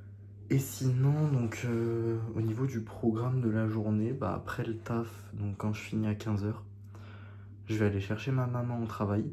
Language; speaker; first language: French; native; French